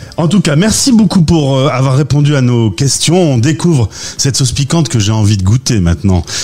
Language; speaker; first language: French; native; French